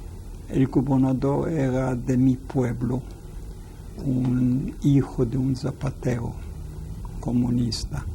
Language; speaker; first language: Spanish; non-native, fluent; Yiddish